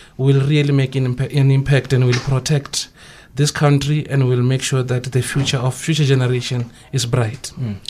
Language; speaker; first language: English; non-native, local second language; Northern Sotho